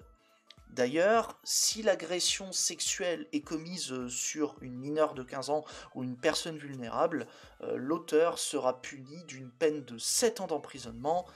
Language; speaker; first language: French; native; French